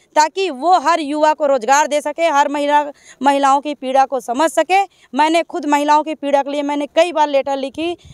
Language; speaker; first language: Hindi; native; Hindi